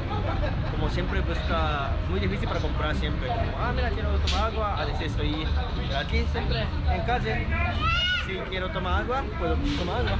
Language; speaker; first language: Spanish; non-native, learner; Japanese